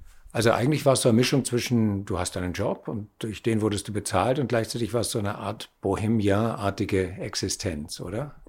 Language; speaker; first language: German; native; German